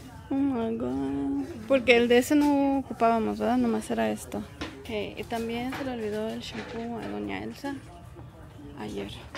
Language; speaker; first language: Spanish; early bilingual, heritage; Spanish